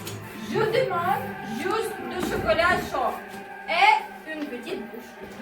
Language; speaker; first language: French; non-native, fluent; Ukrainian